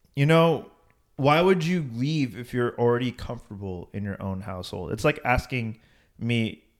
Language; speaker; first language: English; native; English